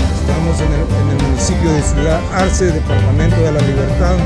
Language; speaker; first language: Spanish; native; Spanish